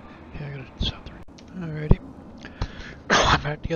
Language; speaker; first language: English; native; English